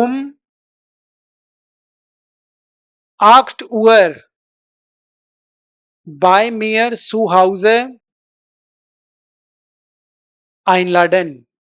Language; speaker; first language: German; non-native, fluent; Hindi